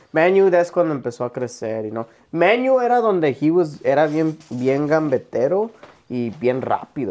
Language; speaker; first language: Spanish; early bilingual, heritage; Spanish